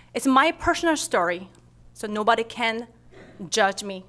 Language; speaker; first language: English; non-native, fluent; Korean